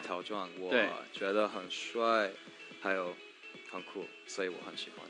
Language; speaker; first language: Chinese; non-native, learner; English